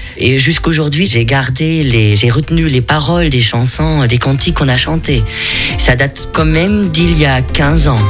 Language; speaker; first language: French; non-native, fluent; German